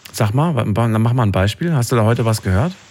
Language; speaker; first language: German; native; German